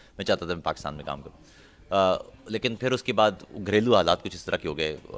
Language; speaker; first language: Urdu; non-native, local second language; Punjabi